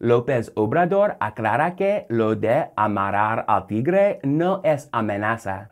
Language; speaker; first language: Spanish; non-native, fluent; English